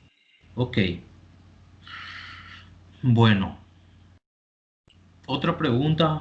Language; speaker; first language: Spanish; native; Spanish